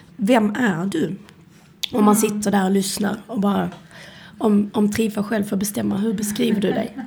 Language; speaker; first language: Swedish; native; Swedish